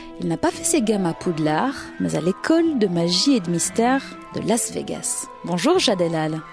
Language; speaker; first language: French; native; French